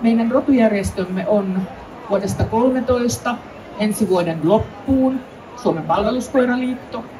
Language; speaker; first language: Finnish; native; Finnish